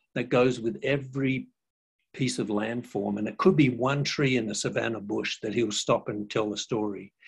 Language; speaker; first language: English; native; English